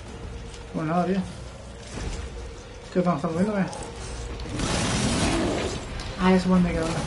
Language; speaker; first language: Spanish; native; Spanish